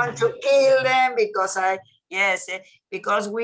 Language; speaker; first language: English; non-native, learner; Spanish